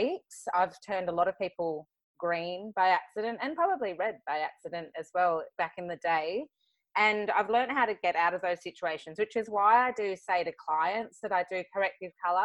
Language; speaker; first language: English; native; English